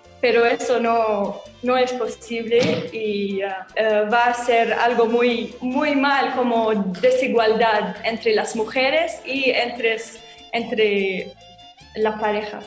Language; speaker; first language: Spanish; non-native, learner; Arabic